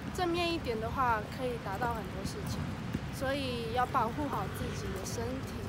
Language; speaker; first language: Chinese; early bilingual, other home language; Spanish